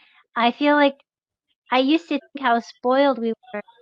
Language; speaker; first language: English; non-native, local second language; French